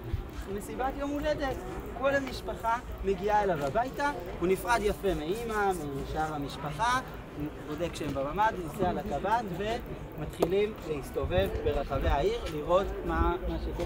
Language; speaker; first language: Hebrew; native; Hebrew